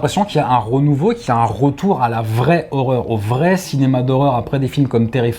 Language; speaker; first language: French; native; French